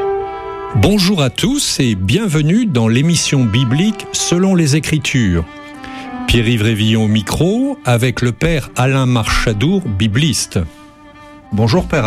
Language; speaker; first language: French; native; French